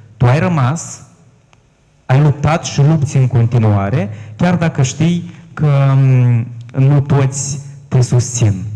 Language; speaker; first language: Romanian; native; Romanian